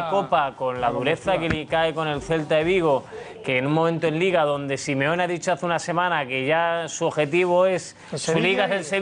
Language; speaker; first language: Spanish; native; Spanish